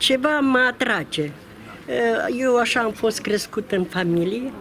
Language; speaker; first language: Romanian; non-native, local second language; Ukrainian